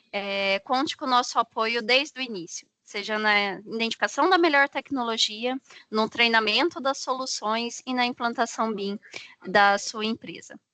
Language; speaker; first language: Portuguese; native; Portuguese